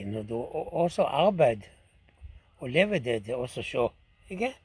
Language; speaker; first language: Danish; non-native, learner; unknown